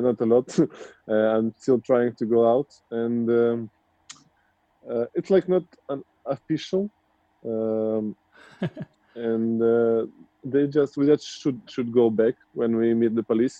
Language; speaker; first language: English; non-native, learner; Russian